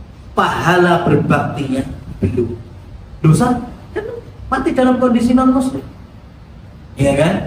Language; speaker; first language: Indonesian; native; Indonesian